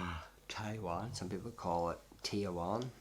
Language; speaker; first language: English; native; English